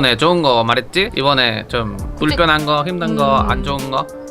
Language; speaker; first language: Korean; non-native, learner; Spanish